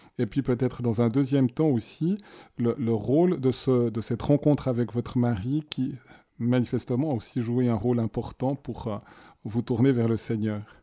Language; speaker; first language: French; native; French